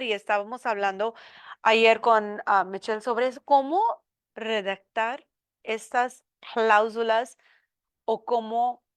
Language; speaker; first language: Spanish; non-native, learner; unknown